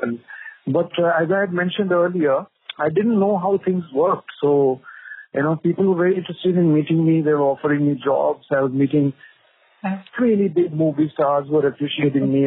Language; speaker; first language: English; non-native, local second language; Kodava